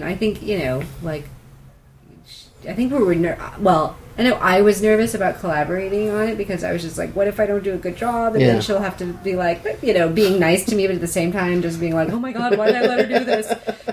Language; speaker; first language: English; native; English